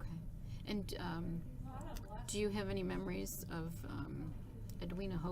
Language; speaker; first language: English; native; English